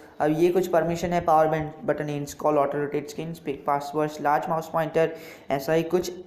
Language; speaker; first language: Hindi; non-native, local second language; Bangla